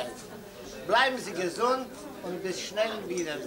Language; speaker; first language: German; non-native, fluent; Lithuanian